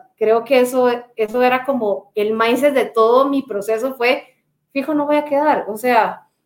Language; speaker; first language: Spanish; native; Spanish